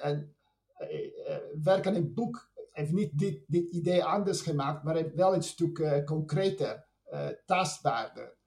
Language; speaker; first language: Dutch; non-native, fluent; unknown